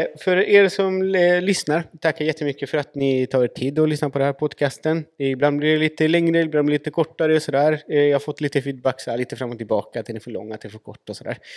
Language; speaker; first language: Swedish; native; Swedish